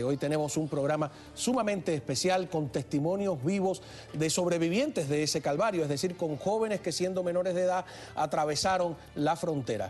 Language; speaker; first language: Spanish; native; Spanish